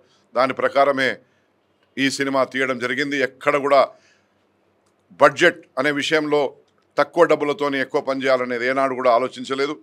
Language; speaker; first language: Telugu; native; Telugu